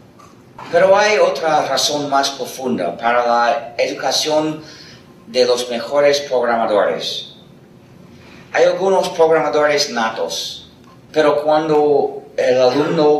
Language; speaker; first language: Spanish; non-native, fluent; English